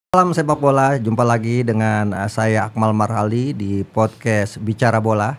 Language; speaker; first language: Indonesian; native; Indonesian